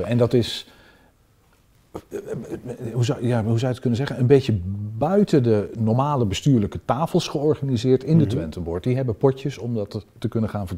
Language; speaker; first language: Dutch; native; Dutch